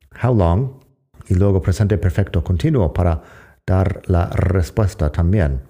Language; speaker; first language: Spanish; non-native, fluent; English